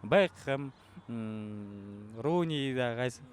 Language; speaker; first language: Russian; non-native, local second language; Kyrgyz